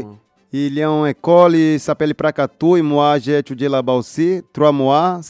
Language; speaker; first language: French; non-native, learner; Portuguese